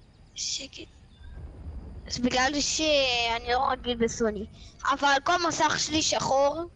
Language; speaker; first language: Hebrew; native; Hebrew